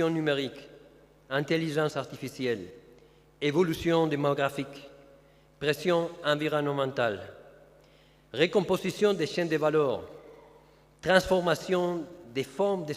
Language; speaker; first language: French; non-native, fluent; Spanish